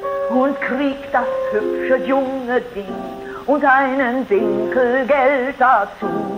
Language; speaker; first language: German; native; German